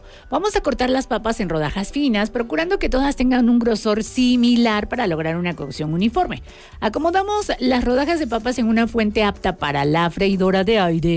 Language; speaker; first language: Spanish; native; Spanish